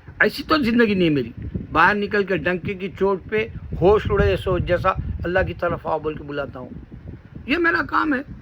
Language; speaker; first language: Urdu; native; Urdu